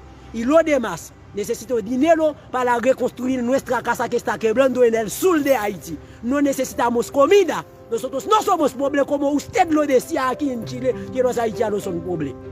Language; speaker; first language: Spanish; non-native, learner; Haitian Creole